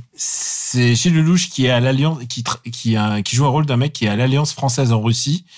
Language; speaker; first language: French; non-native, fluent; Russian